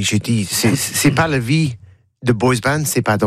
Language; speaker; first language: French; non-native, learner; English